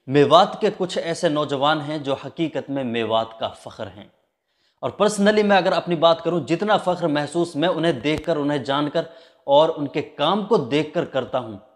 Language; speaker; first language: Hindi; native; Hindi